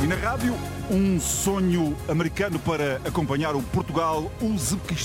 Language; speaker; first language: Portuguese; native; Portuguese